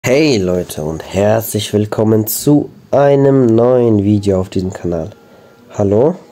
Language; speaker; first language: German; native; German